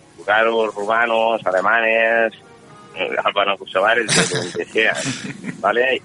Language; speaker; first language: Spanish; non-native, local second language; Catalan